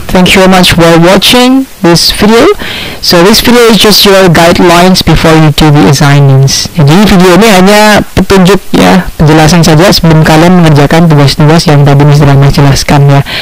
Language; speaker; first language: English; non-native, fluent; Indonesian